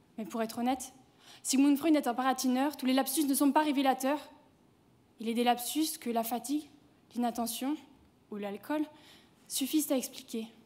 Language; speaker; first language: French; native; French